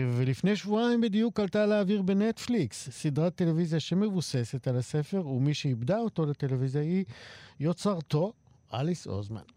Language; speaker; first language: Hebrew; native; Hebrew